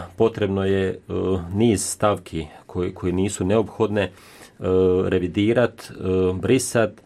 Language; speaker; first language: Croatian; native; Croatian